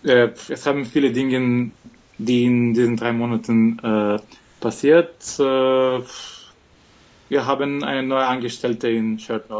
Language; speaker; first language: German; non-native, fluent; Macedonian